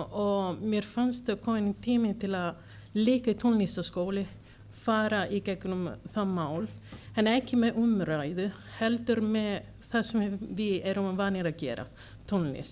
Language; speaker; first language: Icelandic; non-native, learner; Italian